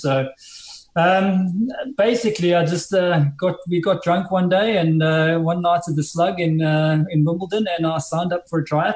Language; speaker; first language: English; native; English